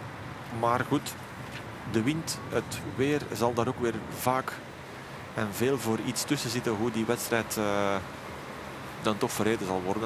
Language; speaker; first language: Dutch; native; Dutch